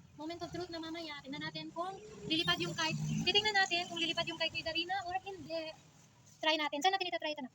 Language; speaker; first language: Filipino; non-native, local second language; Hiligaynon